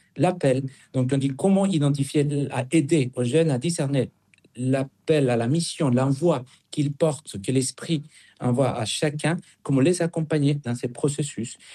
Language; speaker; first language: French; non-native, fluent; Spanish